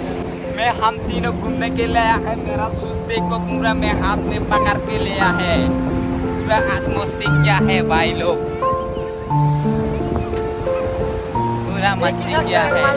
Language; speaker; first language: Hindi; non-native, local second language; Assamese